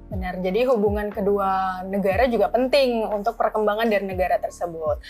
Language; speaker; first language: Indonesian; native; Indonesian